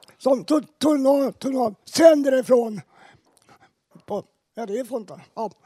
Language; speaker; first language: Swedish; native; Swedish